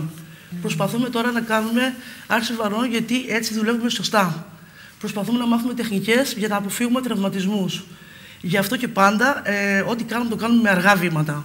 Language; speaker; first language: Greek; native; Greek